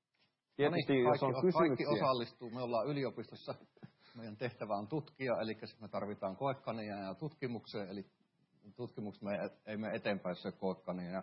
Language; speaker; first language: Finnish; native; Finnish